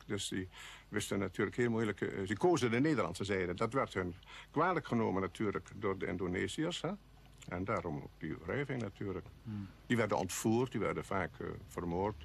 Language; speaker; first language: Dutch; native; Dutch